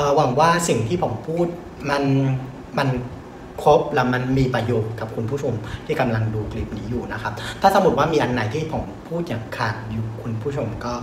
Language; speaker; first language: Thai; non-native, fluent; Vietnamese